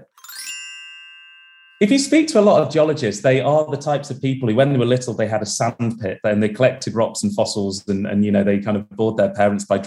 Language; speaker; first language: English; native; English